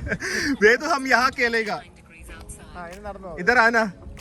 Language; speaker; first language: Hindi; non-native, local second language; Malayalam